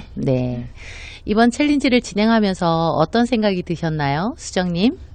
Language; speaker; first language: Korean; native; Korean